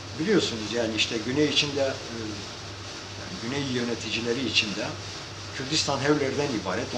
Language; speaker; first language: Turkish; non-native, local second language; Kurdish